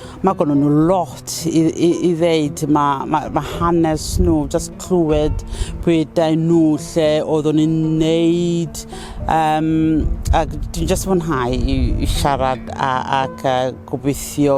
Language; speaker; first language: Welsh; non-native, fluent; Southern Sotho